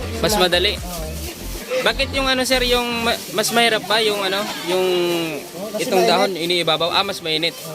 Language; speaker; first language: Filipino; non-native, local second language; Bikol